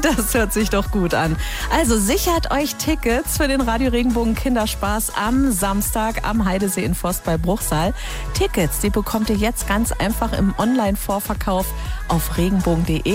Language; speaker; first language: German; native; German